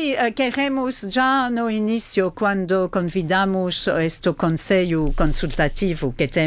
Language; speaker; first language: Portuguese; non-native, fluent; French